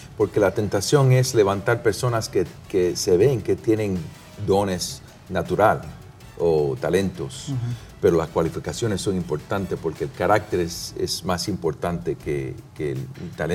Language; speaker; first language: Spanish; non-native, fluent; English